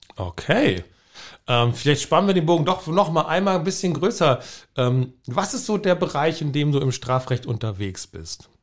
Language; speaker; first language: German; native; German